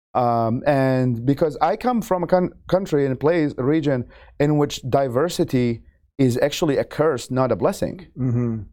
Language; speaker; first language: English; non-native, fluent; Arabic